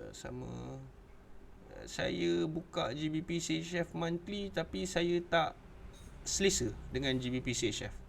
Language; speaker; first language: Malay; native; Malay